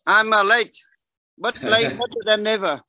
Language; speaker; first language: English; non-native, learner; Vietnamese